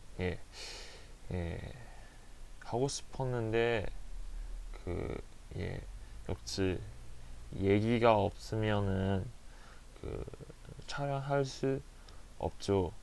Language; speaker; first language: Korean; non-native, learner; Japanese